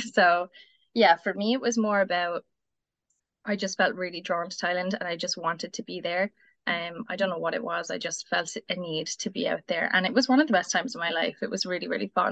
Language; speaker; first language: English; native; English